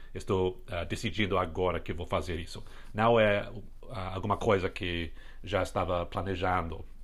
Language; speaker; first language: Portuguese; non-native, fluent; English